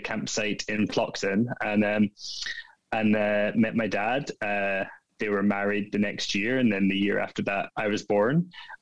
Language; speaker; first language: English; native; English